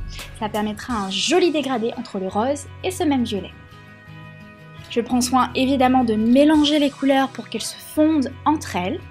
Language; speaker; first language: French; native; French